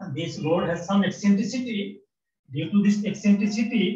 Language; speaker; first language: English; non-native, local second language; Bangla